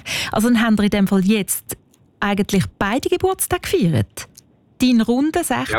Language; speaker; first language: German; native; German